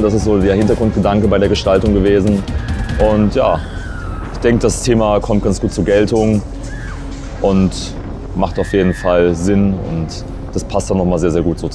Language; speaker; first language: German; native; German